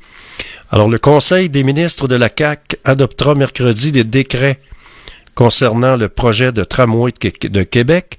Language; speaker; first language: French; native; French